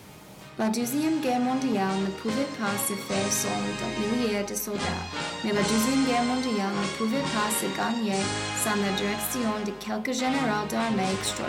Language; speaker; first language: French; non-native, learner; English